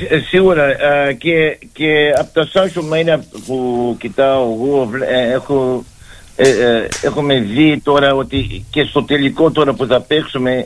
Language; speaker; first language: Greek; early bilingual, heritage; Greek